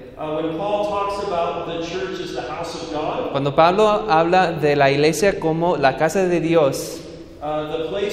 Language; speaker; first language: Spanish; non-native, fluent; English